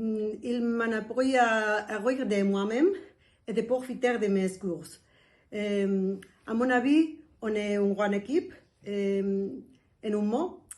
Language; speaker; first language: French; non-native, fluent; Spanish